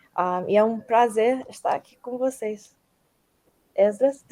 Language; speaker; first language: Portuguese; early bilingual, heritage; Portuguese